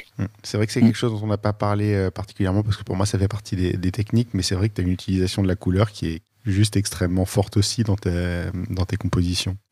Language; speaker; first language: French; native; French